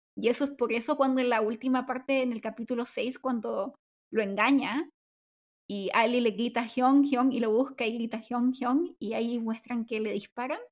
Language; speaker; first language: Spanish; native; Spanish